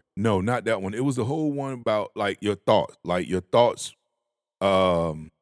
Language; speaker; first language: English; native; English